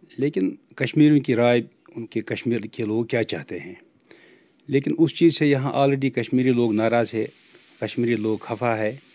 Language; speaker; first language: Hindi; non-native, local second language; Kashmiri